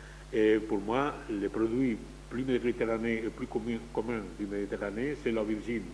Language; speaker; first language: French; non-native, fluent; Spanish